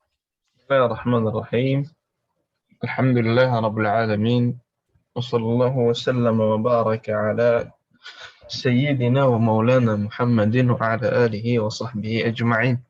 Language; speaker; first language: Arabic; non-native, fluent; Indonesian